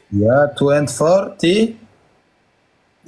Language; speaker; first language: Russian; non-native, learner; Turkmen